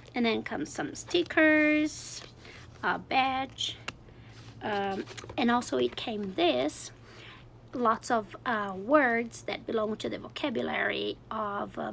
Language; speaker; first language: English; non-native, fluent; Portuguese